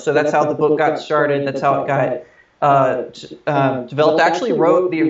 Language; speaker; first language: English; native; English